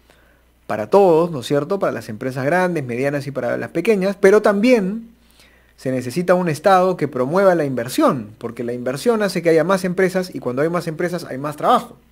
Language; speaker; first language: Spanish; native; Spanish